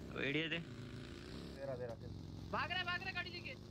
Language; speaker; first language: Hindi; native; Hindi